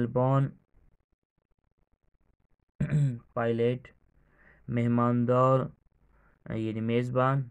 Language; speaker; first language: Persian; non-native, fluent; Urdu